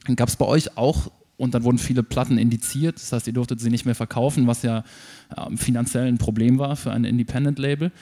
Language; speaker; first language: German; native; German